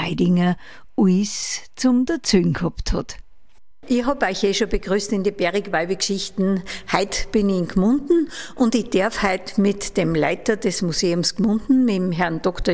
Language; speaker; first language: German; native; German